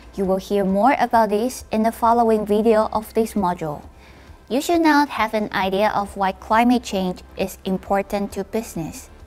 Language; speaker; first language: English; non-native, fluent; Chinese